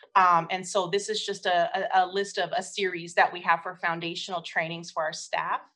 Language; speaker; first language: English; native; English